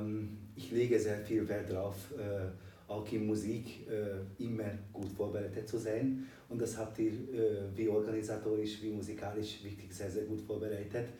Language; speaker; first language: German; non-native, fluent; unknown